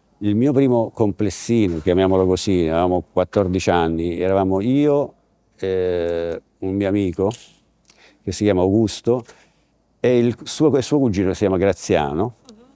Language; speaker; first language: Italian; native; Italian